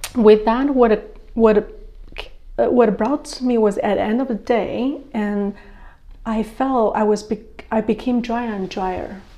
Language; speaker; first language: English; non-native, fluent; Chinese